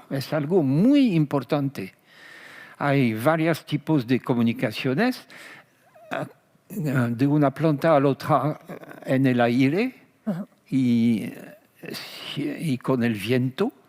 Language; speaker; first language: Spanish; non-native, fluent; French